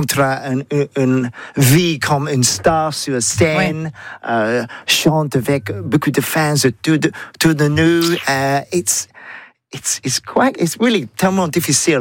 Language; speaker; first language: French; non-native, learner; English